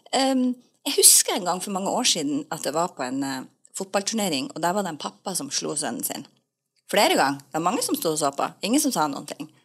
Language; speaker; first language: Norwegian; native; Norwegian